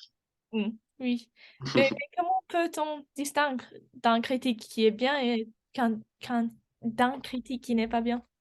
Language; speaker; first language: French; non-native, learner; English